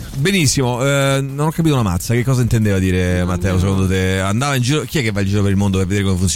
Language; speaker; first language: Italian; native; Italian